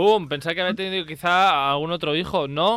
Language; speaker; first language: Spanish; native; Spanish